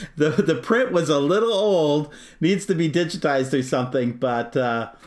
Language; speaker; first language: English; native; English